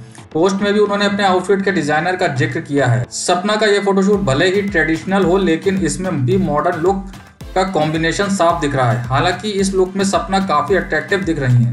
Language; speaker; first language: Hindi; native; Hindi